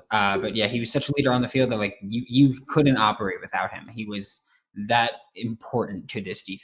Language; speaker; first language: English; native; English